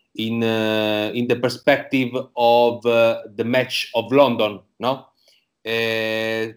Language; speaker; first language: English; non-native, learner; Italian